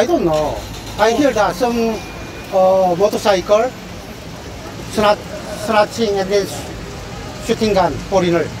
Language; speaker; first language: English; non-native, learner; Korean